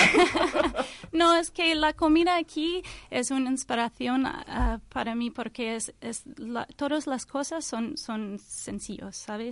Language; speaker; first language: Spanish; non-native, learner; English